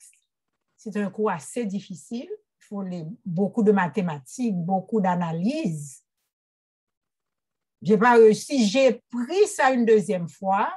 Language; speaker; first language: French; non-native, local second language; Haitian Creole